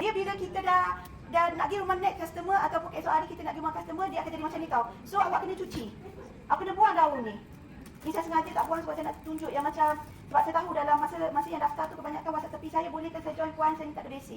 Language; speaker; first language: Malay; native; Malay